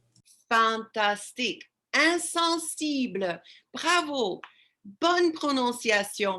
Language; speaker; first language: French; non-native, fluent; English